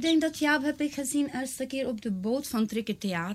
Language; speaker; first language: Dutch; non-native, fluent; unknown